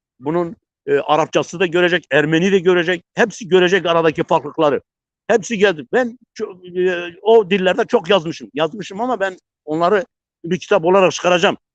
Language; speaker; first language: Turkish; non-native, local second language; Zaza